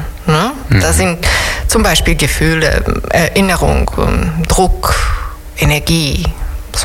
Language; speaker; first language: German; non-native, fluent; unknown